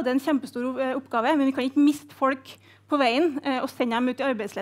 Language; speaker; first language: Norwegian; native; Norwegian